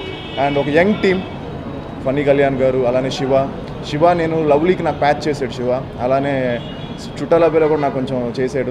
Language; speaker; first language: Telugu; native; Telugu